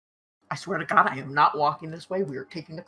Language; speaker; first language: English; native; English